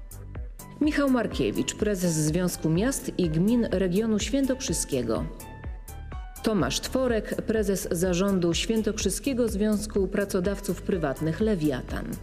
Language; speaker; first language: Polish; native; Polish